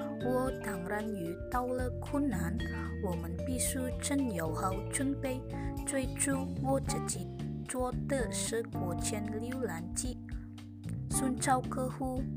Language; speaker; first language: Chinese; non-native, learner; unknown